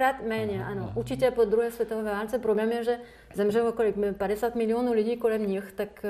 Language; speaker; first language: Czech; non-native, fluent; French